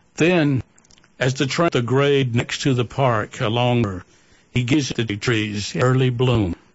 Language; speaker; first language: English; native; English